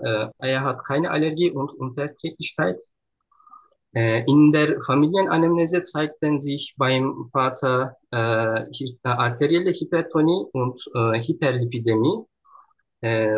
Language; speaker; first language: German; non-native, learner; Turkish